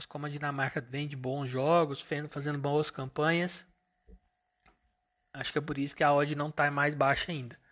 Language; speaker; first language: Portuguese; native; Portuguese